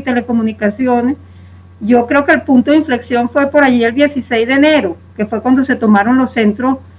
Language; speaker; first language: Spanish; native; Spanish